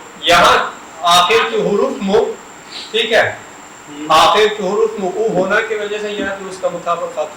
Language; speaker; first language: Hindi; non-native, learner; Turkish